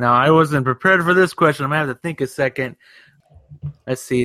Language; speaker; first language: English; native; English